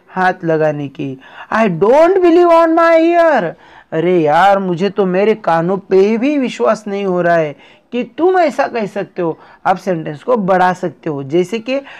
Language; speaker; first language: Hindi; non-native, local second language; Marathi